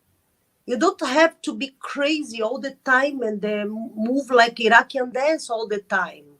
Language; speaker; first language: English; non-native, learner; Arabic